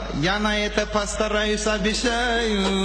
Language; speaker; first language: Russian; non-native, local second language; Kyrgyz